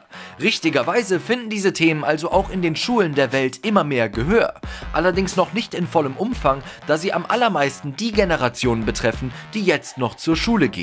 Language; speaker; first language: German; native; German